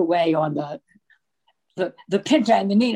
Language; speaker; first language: English; native; English